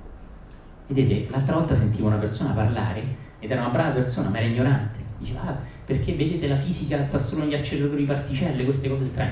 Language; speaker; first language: Italian; native; Italian